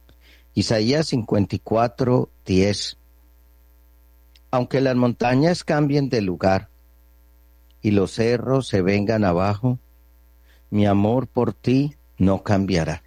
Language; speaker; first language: Spanish; native; Spanish